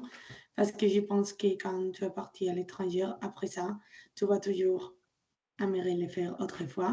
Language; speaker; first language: French; non-native, learner; Spanish